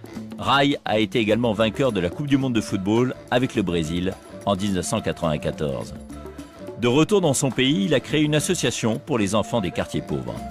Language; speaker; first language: French; native; French